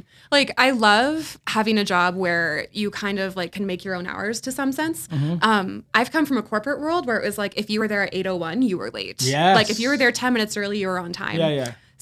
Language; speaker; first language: English; native; English